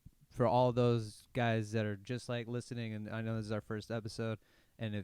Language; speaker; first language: English; native; English